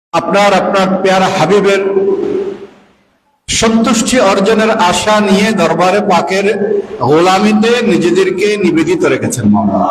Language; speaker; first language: Bangla; native; Bangla